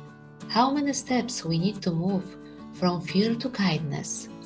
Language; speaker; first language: English; non-native, fluent; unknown